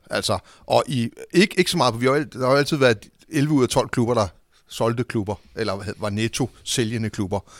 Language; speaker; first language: Danish; native; Danish